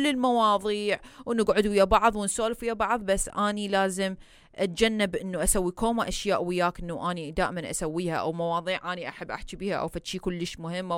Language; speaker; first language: Arabic; early bilingual, heritage; Arabic